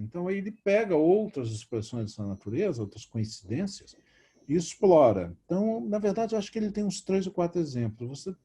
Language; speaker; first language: Portuguese; native; Portuguese